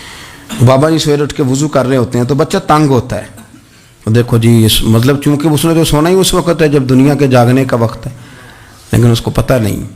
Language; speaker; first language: Urdu; native; Urdu